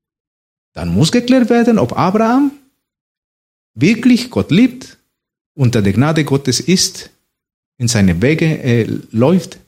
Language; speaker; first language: German; non-native, fluent; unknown